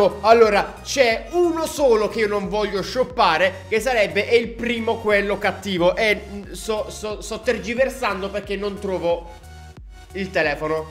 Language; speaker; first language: Italian; native; Italian